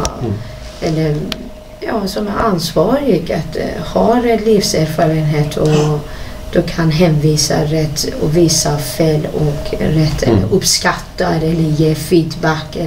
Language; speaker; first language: Swedish; non-native, fluent; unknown